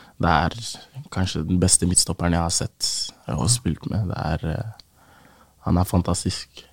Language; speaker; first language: Norwegian; early bilingual, other home language; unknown